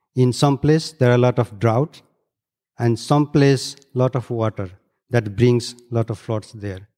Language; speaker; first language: English; non-native, local second language; Nepali